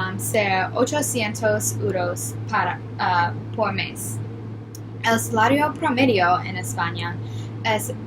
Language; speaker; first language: Spanish; non-native, learner; English